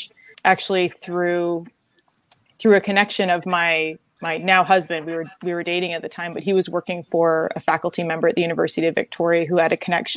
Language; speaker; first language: English; native; English